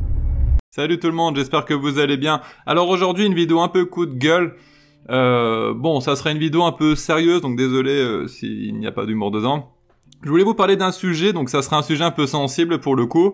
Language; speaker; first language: French; native; French